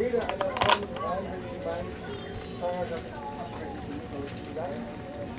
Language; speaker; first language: German; native; German